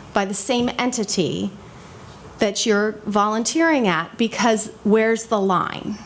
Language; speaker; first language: English; native; English